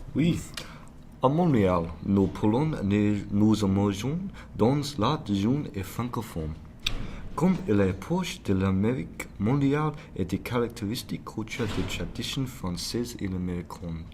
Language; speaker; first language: French; non-native, learner; English